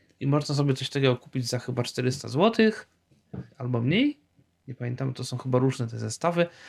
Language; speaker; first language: Polish; native; Polish